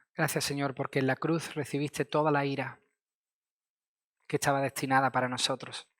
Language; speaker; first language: Spanish; native; Spanish